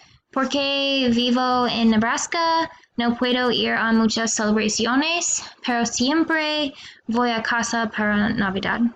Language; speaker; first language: Spanish; non-native, learner; English